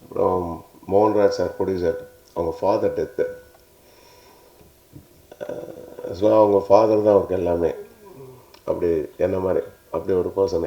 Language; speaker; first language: Tamil; native; Tamil